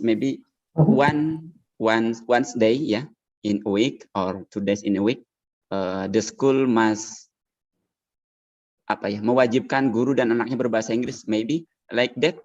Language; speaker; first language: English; non-native, learner; Indonesian